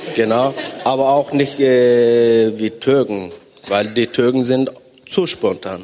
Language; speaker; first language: German; non-native, fluent; Turkish